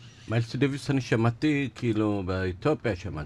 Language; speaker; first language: Hebrew; non-native, learner; Amharic